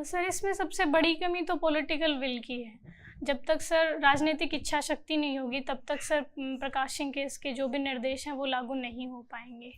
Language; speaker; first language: Hindi; native; Hindi